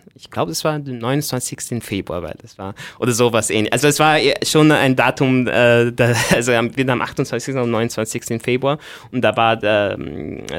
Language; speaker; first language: German; non-native, fluent; Arabic